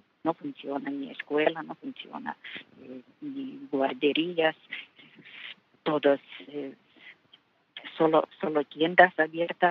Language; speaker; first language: Spanish; non-native, learner; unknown